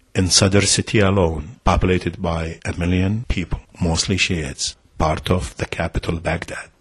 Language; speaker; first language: English; non-native, fluent; Arabic